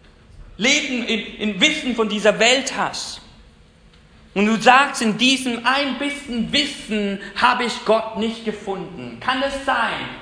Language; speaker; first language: German; non-native, fluent; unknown